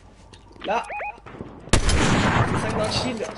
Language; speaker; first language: French; native; French